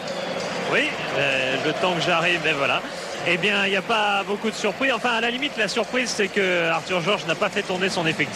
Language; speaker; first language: French; native; French